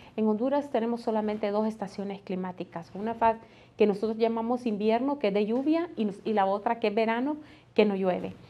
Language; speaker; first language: Spanish; native; Spanish